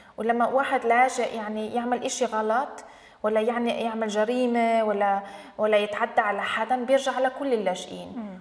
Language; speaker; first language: Arabic; early bilingual, heritage; Arabic